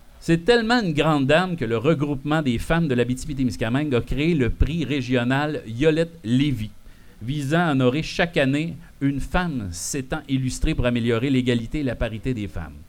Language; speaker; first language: French; native; French